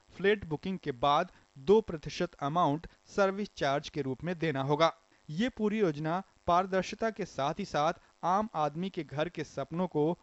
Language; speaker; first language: Hindi; non-native, local second language; Marathi